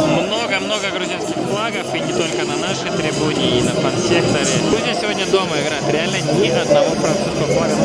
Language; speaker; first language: Russian; native; Russian